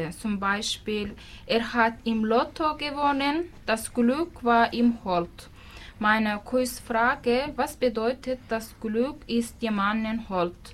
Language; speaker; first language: German; non-native, learner; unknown